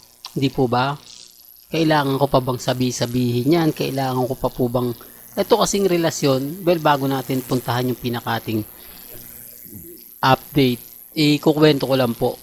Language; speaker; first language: Filipino; native; Filipino